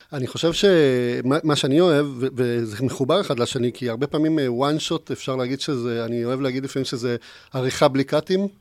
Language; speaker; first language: Hebrew; non-native, fluent; Spanish